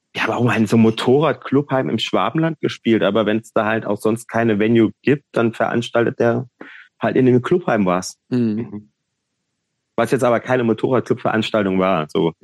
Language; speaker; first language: German; native; German